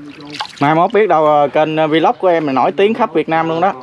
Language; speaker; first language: Vietnamese; native; Vietnamese